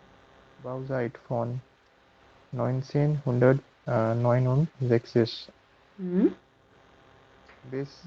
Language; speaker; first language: German; non-native, learner; Hindi